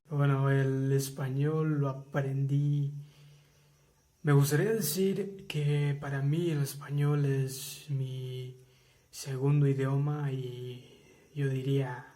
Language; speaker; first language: Spanish; early bilingual, heritage; English